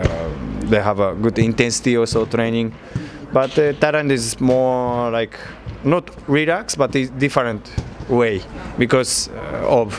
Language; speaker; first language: English; non-native, learner; Japanese